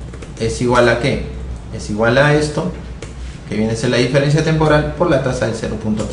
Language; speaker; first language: Spanish; native; Spanish